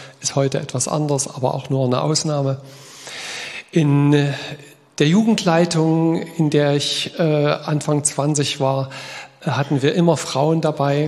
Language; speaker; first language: German; native; German